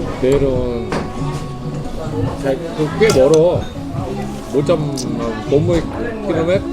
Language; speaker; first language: Korean; native; Korean